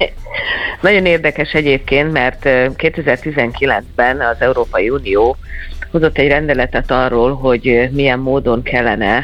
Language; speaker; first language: Hungarian; native; Hungarian